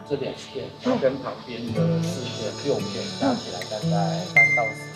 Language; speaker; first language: Chinese; native; Chinese